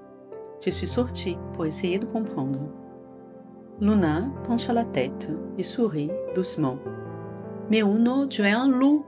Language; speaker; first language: French; non-native, fluent; Portuguese